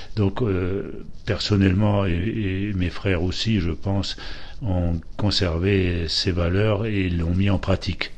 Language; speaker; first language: French; early bilingual, other home language; Polish